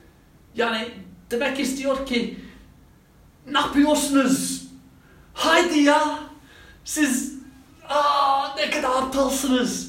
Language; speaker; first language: Turkish; non-native, fluent; English